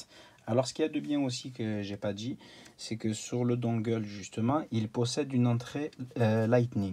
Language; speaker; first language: French; native; French